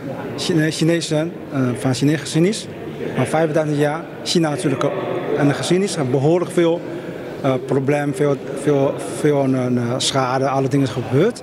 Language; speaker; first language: Dutch; non-native, learner; Chinese